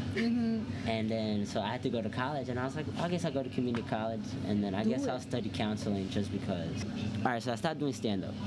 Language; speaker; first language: English; native; English